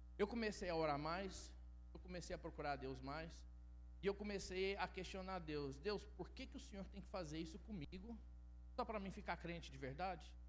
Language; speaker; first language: Portuguese; early bilingual, heritage; Portuguese